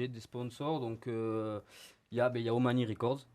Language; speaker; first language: French; native; French